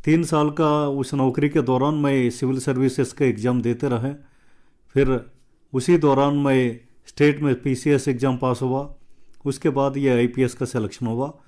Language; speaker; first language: Hindi; non-native, local second language; Telugu